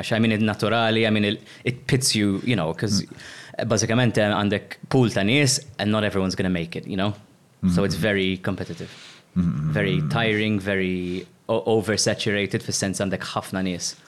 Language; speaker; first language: English; non-native, local second language; Maltese